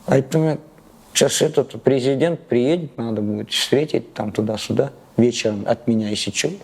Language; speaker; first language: Russian; non-native, local second language; Kazakh